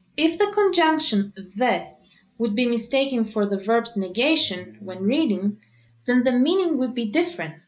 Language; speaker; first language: English; non-native, fluent; Greek